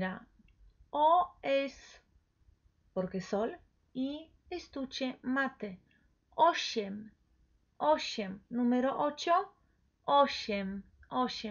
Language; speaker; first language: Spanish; non-native, fluent; Polish